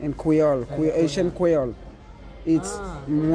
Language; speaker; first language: English; non-native, learner; Haitian Creole